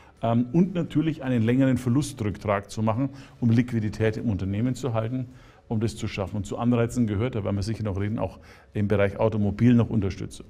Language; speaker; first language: German; native; German